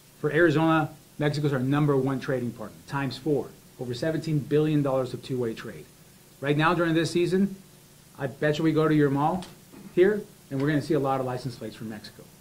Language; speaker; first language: English; early bilingual, other home language; Spanish